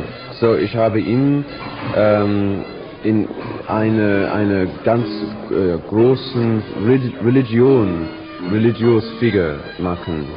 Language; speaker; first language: German; non-native, learner; English